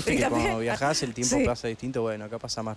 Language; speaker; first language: Spanish; native; Spanish